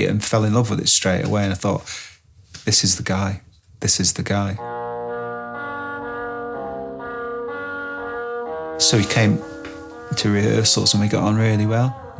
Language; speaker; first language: English; native; English